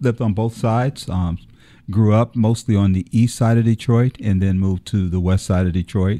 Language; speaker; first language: English; native; English